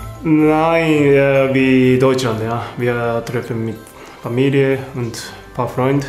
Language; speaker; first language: German; non-native, learner; Japanese